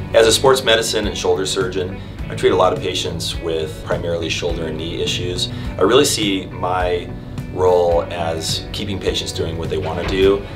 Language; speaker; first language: English; native; English